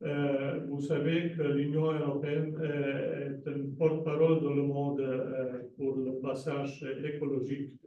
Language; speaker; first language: French; non-native, fluent; Slovenian